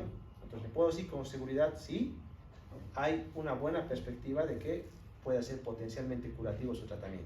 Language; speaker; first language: Spanish; native; Spanish